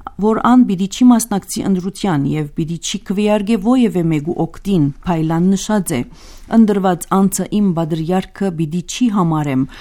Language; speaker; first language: Armenian; early bilingual, heritage; Armenian